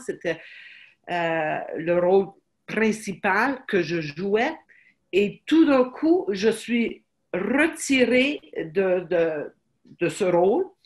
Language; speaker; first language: French; non-native, fluent; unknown